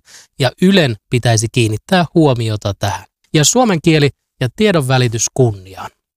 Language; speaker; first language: Finnish; native; Finnish